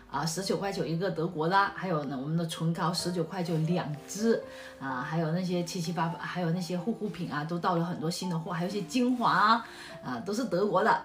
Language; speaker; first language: Chinese; non-native, local second language; Cantonese